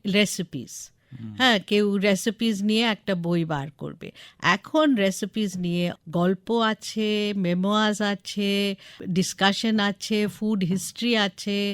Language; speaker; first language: Bangla; non-native, local second language; English